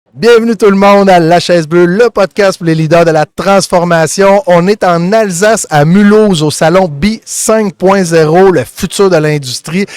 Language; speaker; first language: French; native; French